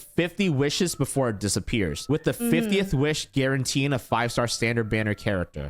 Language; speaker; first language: English; native; English